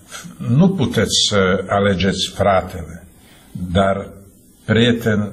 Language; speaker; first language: Romanian; non-native, fluent; Czech